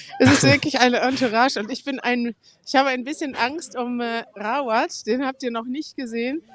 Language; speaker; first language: German; native; German